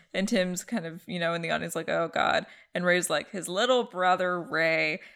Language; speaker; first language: English; native; English